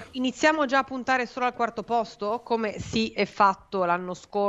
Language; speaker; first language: Italian; native; Italian